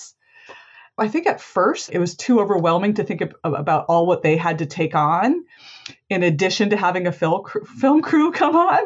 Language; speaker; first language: English; native; English